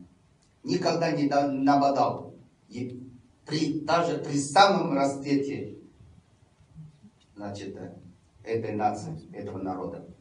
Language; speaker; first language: Russian; non-native, fluent; Chinese